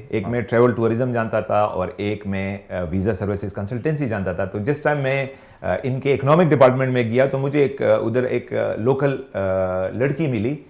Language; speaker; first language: Urdu; non-native, local second language; Pashto